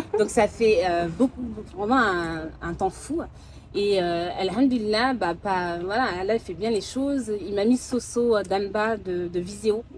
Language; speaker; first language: French; early bilingual, other home language; Soninke